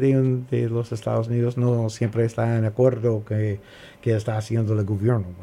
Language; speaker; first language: Spanish; non-native, learner; English